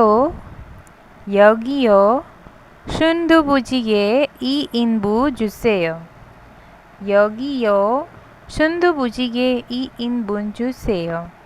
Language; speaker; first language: Korean; non-native, fluent; Hindi